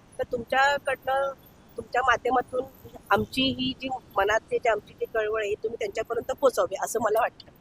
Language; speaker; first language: Marathi; native; Marathi